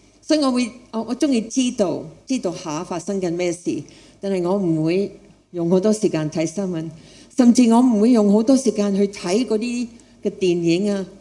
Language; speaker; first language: Chinese; non-native, fluent; English